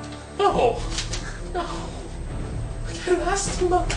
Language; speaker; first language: Spanish; non-native, learner; English